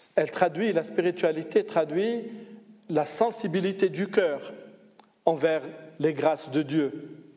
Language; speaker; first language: French; non-native, local second language; Arabic